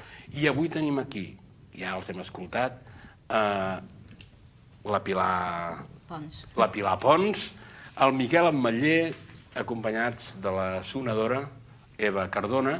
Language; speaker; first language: Catalan; native; Catalan